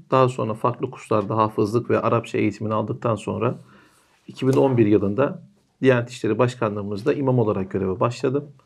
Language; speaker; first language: Turkish; native; Turkish